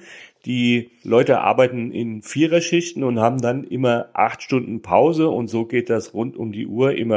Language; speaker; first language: German; native; German